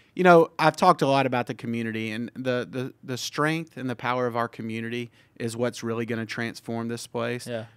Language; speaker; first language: English; native; English